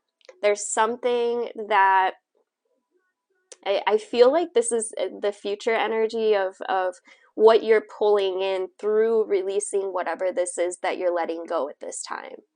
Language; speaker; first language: English; native; English